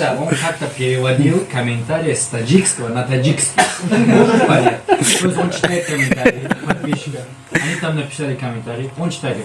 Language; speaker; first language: Russian; non-native, fluent; Tajik